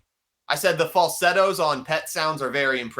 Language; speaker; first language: English; native; English